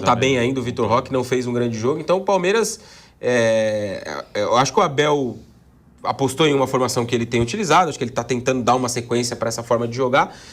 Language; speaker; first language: Portuguese; native; Portuguese